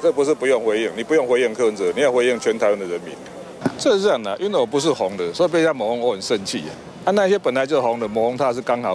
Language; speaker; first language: Chinese; native; Chinese